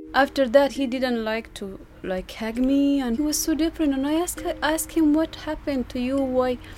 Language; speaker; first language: English; non-native, fluent; Persian